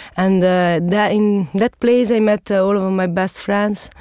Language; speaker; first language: English; non-native, learner; Italian